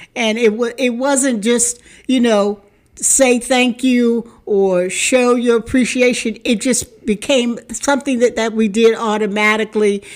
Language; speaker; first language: English; native; English